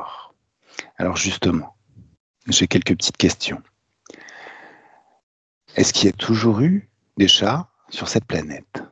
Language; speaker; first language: French; native; French